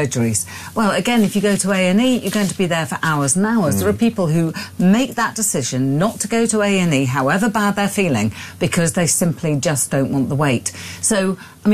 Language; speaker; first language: English; native; English